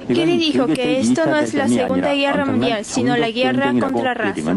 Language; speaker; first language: Spanish; non-native, fluent; Korean